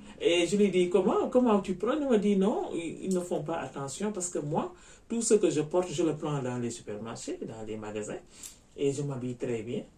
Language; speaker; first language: French; non-native, local second language; Wolof